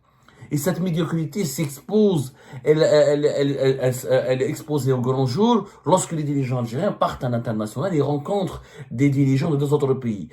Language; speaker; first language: French; non-native, local second language; Arabic